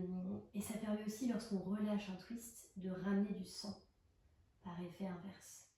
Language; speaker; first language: French; native; French